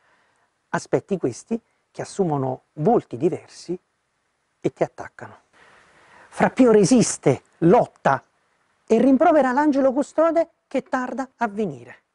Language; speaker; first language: Italian; native; Italian